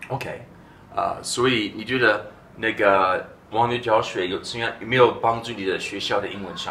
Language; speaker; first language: Chinese; non-native, fluent; English